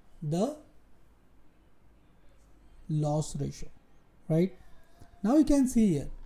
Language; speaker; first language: English; non-native, local second language; Hindi